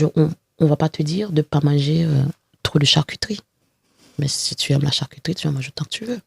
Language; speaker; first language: French; non-native, local second language; Haitian Creole